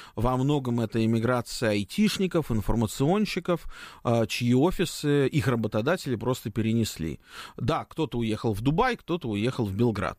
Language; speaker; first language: Russian; native; Russian